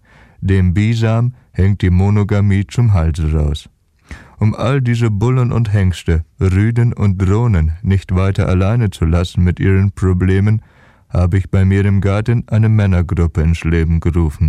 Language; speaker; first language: German; native; German